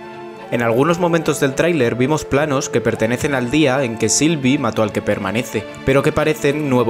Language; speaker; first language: Spanish; native; Spanish